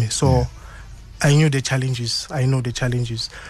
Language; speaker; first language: English; non-native, local second language; Swati